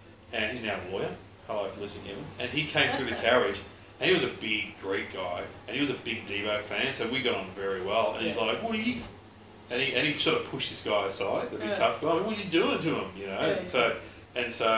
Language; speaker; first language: English; native; English